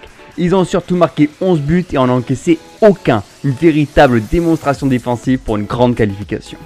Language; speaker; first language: French; native; French